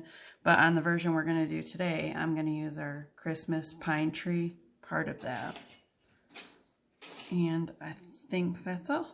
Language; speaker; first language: English; native; English